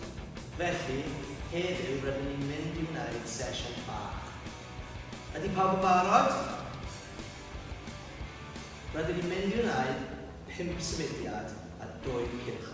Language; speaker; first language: Welsh; non-native, local second language; English